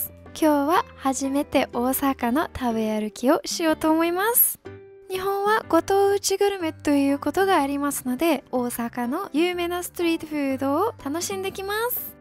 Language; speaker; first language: Japanese; non-native, fluent; English